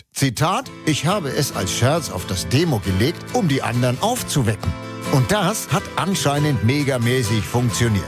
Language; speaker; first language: German; native; German